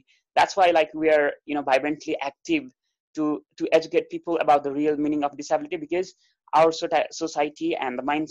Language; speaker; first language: English; non-native, local second language; Nepali